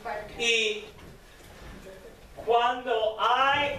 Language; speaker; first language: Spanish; non-native, fluent; English